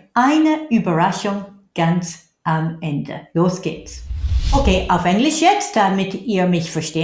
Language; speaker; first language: German; non-native, fluent; English